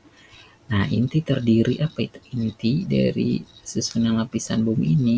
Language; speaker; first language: Indonesian; native; Indonesian